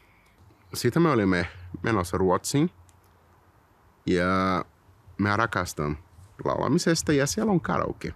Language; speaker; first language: Finnish; non-native, fluent; Portuguese